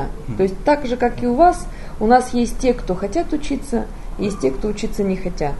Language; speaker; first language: Russian; native; Russian